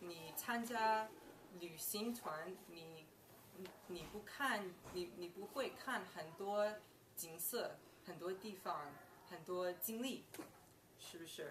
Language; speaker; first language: Chinese; non-native, learner; English